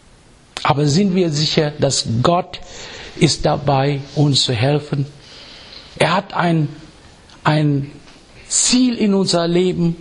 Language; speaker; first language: German; non-native, fluent; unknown